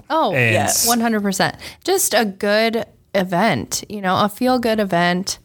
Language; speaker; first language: English; native; English